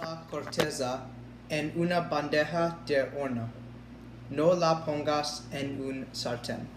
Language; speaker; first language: Spanish; non-native, learner; English